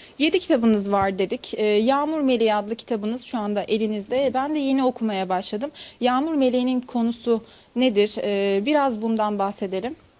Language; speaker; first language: Turkish; native; Turkish